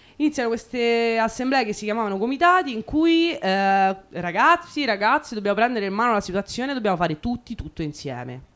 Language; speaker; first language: Italian; native; Italian